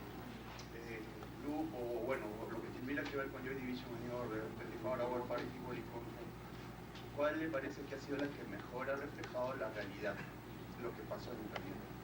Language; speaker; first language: Spanish; native; Spanish